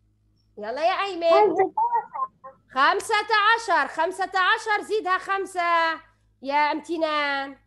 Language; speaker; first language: Arabic; native; Arabic